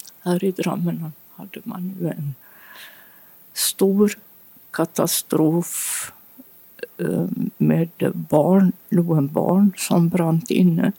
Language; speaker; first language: Swedish; native; Swedish